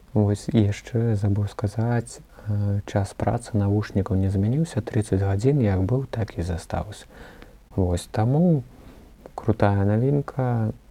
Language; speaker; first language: Belarusian; non-native, local second language; Russian